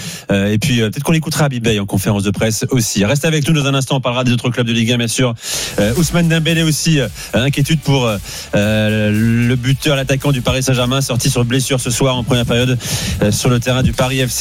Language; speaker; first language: French; native; French